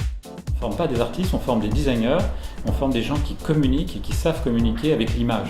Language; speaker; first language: French; native; French